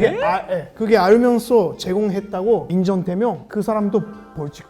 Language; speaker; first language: Korean; non-native, fluent; Japanese